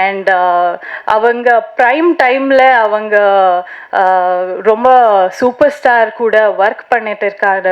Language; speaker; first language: Tamil; non-native, learner; Hindi